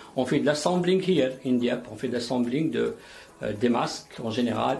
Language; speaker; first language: French; non-native, local second language; Arabic